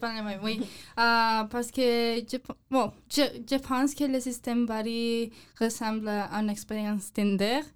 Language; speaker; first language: French; non-native, learner; English